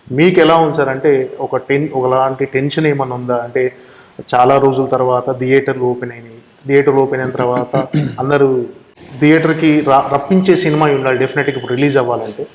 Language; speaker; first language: Telugu; native; Telugu